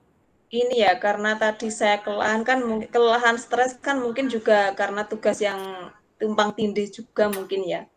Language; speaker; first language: Indonesian; non-native, local second language; Javanese